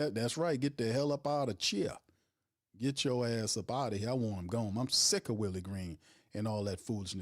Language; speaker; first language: English; native; English